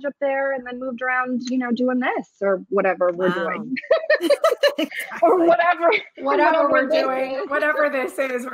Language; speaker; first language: English; early bilingual, other home language; Russian